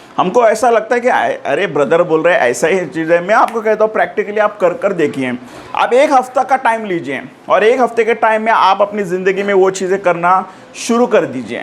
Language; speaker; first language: Hindi; non-native, local second language; Marathi